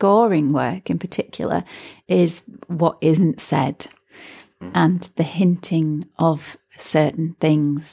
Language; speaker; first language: English; native; English